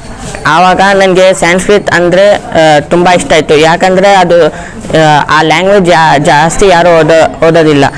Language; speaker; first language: Kannada; non-native, local second language; Urdu